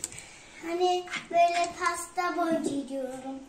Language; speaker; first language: Turkish; early bilingual, heritage; Turkish